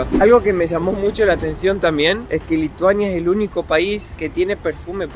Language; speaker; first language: Spanish; native; Spanish